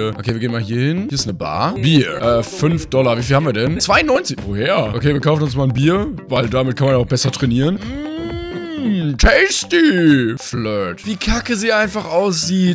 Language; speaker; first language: German; native; German